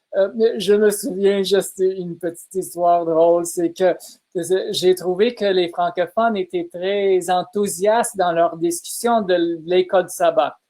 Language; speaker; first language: French; non-native, fluent; English